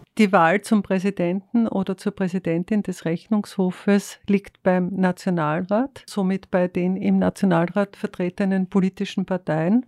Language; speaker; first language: German; native; German